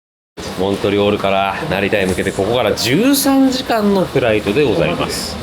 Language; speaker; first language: Japanese; native; Japanese